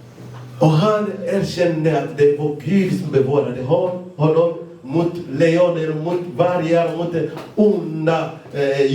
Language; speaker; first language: Swedish; non-native, fluent; Lingala